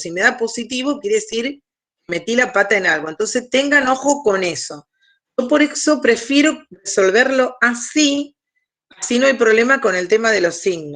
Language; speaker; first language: Spanish; native; Spanish